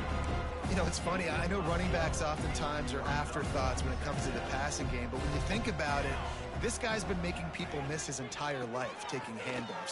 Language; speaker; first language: English; native; English